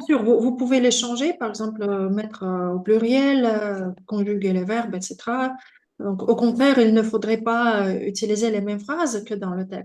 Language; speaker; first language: French; non-native, fluent; Russian